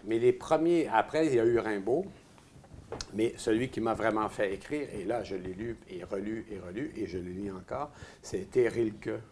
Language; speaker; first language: French; native; French